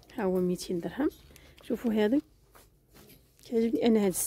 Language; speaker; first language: Arabic; native; Arabic